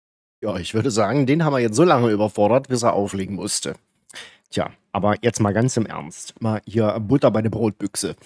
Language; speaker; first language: German; native; German